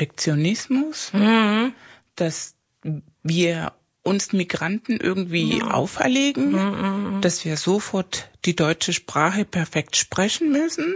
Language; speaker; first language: German; non-native, fluent; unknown